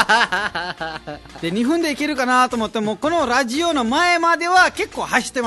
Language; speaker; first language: Japanese; non-native, fluent; Nepali